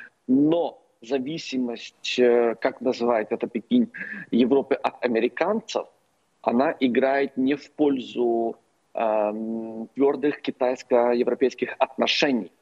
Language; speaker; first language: Russian; non-native, local second language; Ukrainian